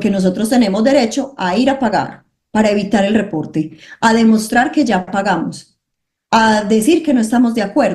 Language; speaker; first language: Spanish; native; Spanish